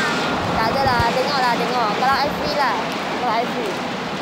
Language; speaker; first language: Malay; non-native, local second language; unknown